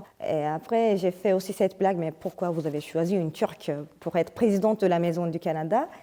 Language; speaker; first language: French; non-native, fluent; Turkish